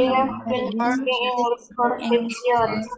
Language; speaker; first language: English; non-native, learner; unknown